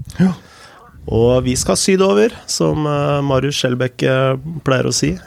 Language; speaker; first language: Norwegian; native; Norwegian